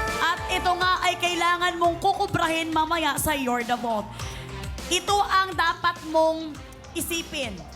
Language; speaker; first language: Filipino; non-native, local second language; Cebuano